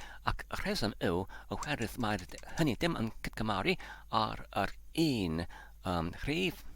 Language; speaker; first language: Welsh; non-native, learner; Polish